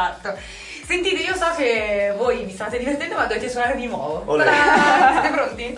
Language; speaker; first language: Italian; native; Italian